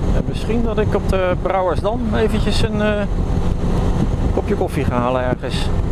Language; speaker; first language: Dutch; native; Dutch